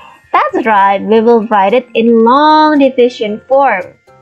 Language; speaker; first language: English; non-native, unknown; Indonesian